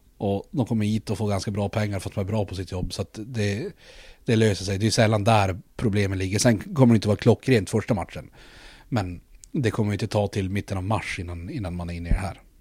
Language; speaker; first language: Swedish; native; Swedish